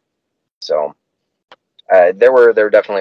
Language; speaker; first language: English; native; English